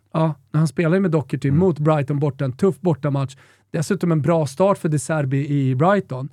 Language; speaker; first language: Swedish; native; Swedish